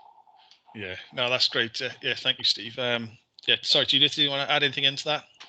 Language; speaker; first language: English; native; English